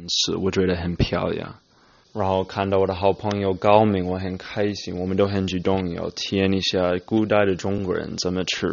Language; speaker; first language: Chinese; non-native, fluent; English